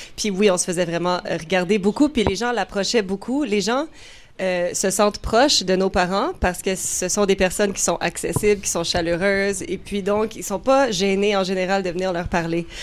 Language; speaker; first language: French; native; French